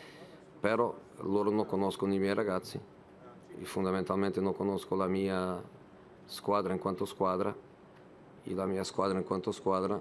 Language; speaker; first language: Italian; non-native, fluent; Portuguese